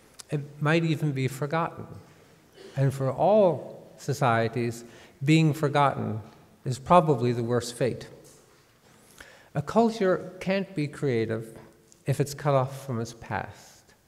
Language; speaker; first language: English; native; English